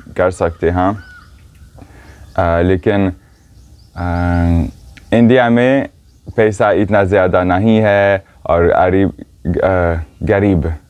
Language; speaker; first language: Hindi; non-native, learner; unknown